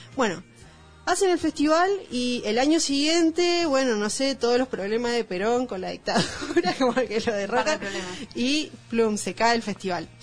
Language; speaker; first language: Spanish; native; Spanish